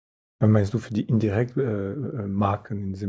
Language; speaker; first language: German; non-native, fluent; French